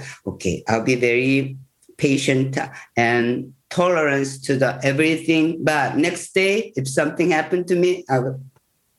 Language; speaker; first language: English; non-native, learner; Korean